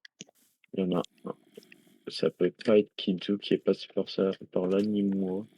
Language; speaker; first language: French; native; French